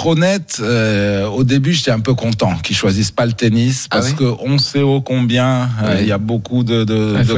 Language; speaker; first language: French; non-native, local second language; Arabic